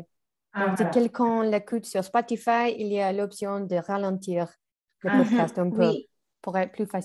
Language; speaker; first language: French; non-native, learner; English